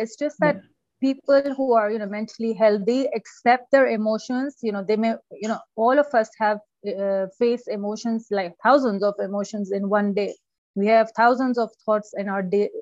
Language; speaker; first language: English; non-native, local second language; Urdu